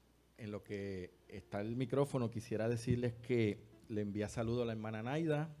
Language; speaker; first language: Spanish; native; Spanish